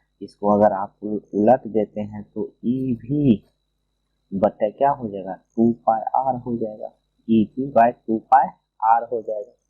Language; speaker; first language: Hindi; native; Hindi